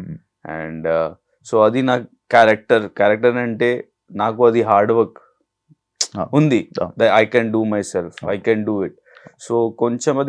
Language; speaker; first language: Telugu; non-native, learner; Hindi